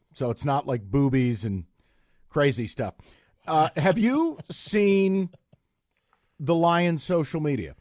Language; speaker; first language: English; native; English